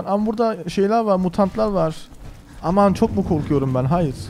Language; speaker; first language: Turkish; early bilingual, heritage; Turkish